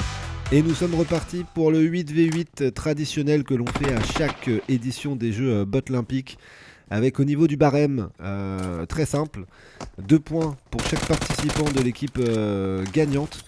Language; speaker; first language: French; native; French